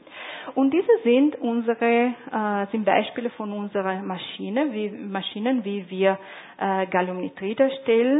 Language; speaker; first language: German; non-native, fluent; Italian